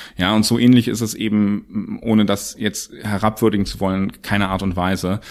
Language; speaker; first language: German; native; German